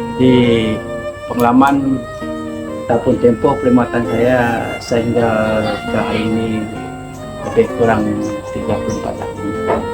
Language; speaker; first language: Malay; non-native, local second language; Iban